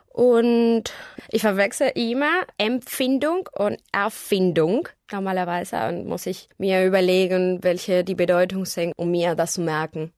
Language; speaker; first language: German; non-native, fluent; Spanish